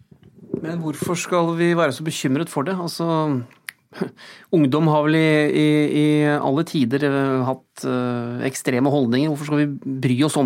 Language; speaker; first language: Norwegian; native; Norwegian